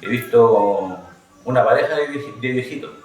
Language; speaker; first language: Spanish; native; Spanish